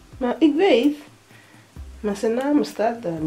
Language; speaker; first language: Dutch; non-native, fluent; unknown